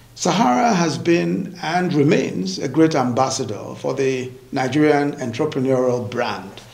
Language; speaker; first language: English; non-native, local second language; Yoruba